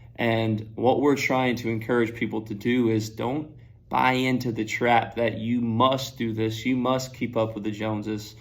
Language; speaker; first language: English; native; English